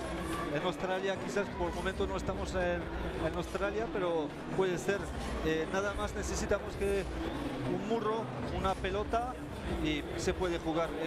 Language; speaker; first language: Spanish; non-native, fluent; French